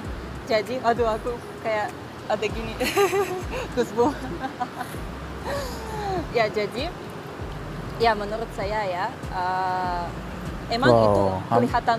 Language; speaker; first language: Indonesian; non-native, fluent; Russian